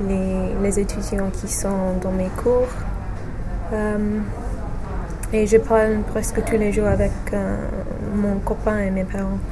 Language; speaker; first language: French; non-native, fluent; English